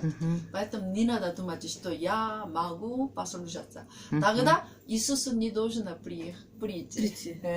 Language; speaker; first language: Russian; non-native, learner; Korean